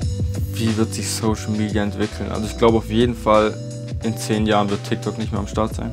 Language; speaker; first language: German; native; German